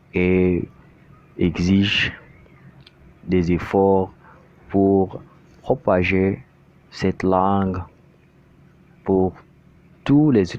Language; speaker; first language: French; non-native, fluent; Arabic